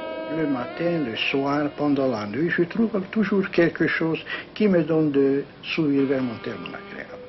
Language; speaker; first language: French; non-native, learner; Hungarian